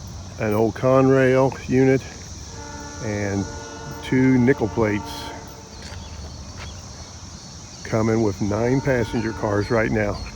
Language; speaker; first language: English; native; English